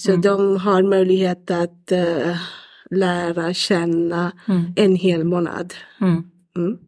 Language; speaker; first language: Swedish; non-native, learner; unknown